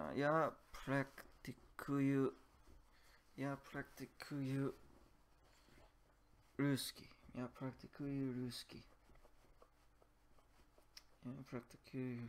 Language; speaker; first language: Russian; non-native, learner; English